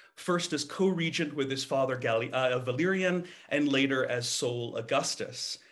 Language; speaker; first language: English; native; English